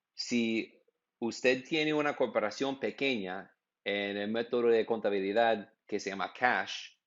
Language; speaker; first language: Spanish; non-native, learner; English